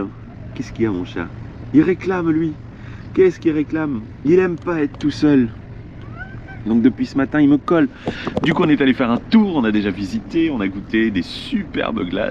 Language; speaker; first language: French; native; French